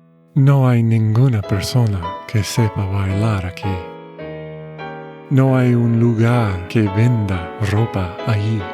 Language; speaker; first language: Spanish; non-native, fluent; English